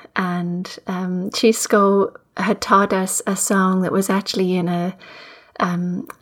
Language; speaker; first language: English; native; English